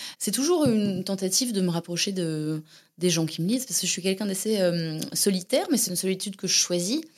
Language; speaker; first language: French; native; French